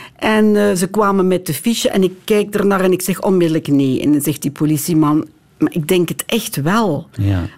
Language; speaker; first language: Dutch; native; Dutch